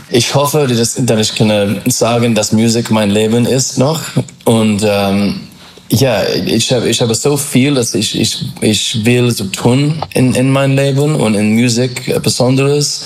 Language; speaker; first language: German; non-native, learner; English